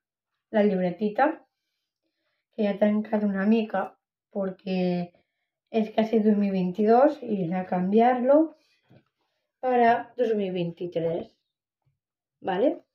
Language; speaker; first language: Spanish; non-native, local second language; Catalan